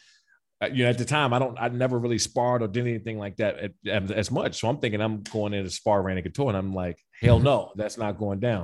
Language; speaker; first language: English; native; English